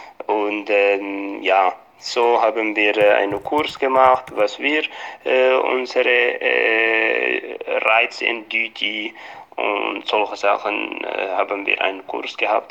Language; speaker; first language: German; non-native, fluent; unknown